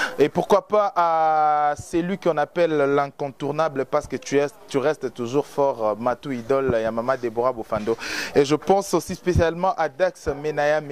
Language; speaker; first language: French; non-native, local second language; Lingala